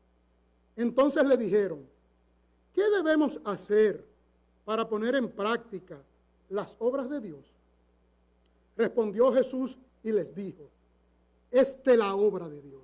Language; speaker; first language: Spanish; native; Spanish